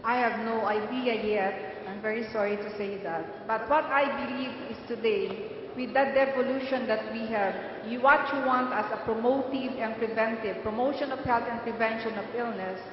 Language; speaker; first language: English; non-native, local second language; Filipino